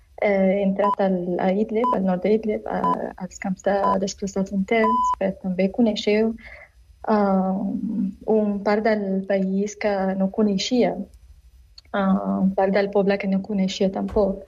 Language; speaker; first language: Catalan; non-native, learner; Arabic